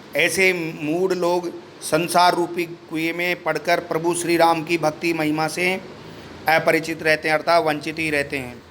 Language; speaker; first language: Hindi; native; Hindi